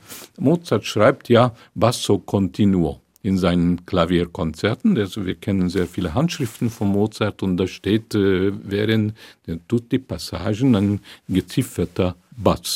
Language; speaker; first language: German; non-native, fluent; Hungarian